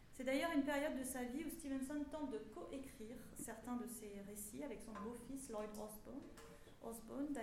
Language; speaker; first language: French; native; French